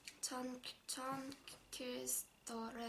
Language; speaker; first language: English; non-native, learner; Korean